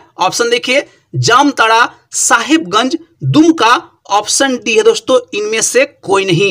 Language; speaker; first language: Hindi; native; Hindi